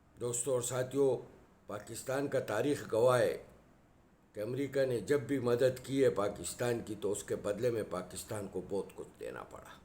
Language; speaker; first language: Urdu; non-native, local second language; Pashto